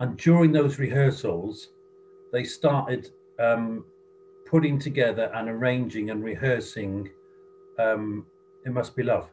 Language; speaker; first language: English; native; English